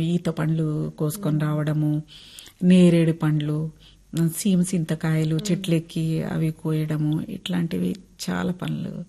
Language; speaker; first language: Telugu; non-native, local second language; Lambadi